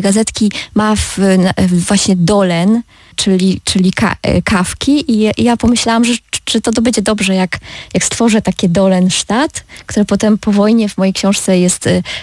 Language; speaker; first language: Polish; native; Polish